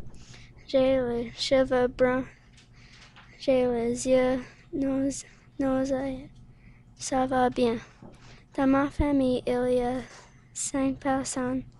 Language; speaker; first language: French; non-native, learner; English